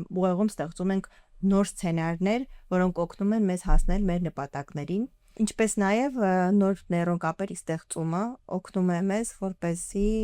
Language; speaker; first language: Armenian; early bilingual, heritage; Armenian